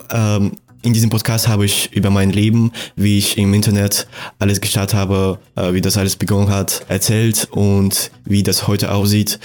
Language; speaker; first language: German; early bilingual, other home language; Russian